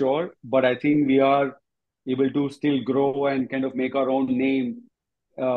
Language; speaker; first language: English; non-native, local second language; Gujarati